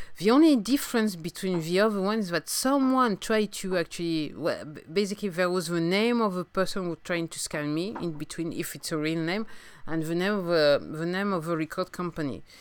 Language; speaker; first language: English; non-native, fluent; French